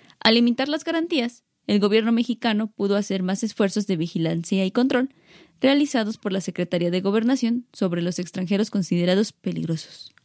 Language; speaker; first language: Spanish; native; Spanish